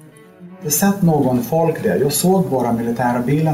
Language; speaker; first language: Swedish; non-native, learner; Lithuanian